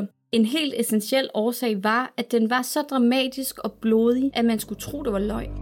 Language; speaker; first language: Danish; native; Danish